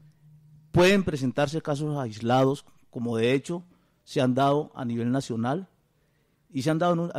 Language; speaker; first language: Spanish; native; Spanish